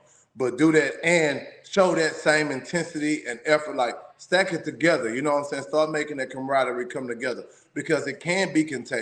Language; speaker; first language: English; native; English